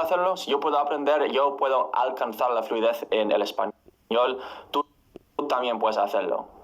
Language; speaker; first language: Spanish; non-native, fluent; English